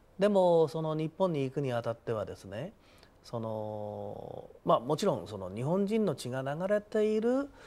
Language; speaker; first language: Japanese; native; Japanese